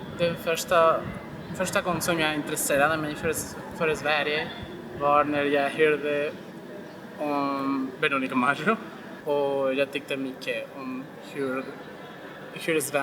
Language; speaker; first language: Swedish; non-native, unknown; Spanish